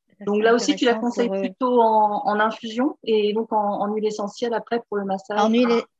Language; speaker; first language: French; native; French